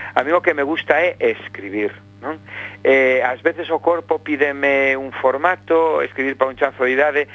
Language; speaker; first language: Galician; native; Galician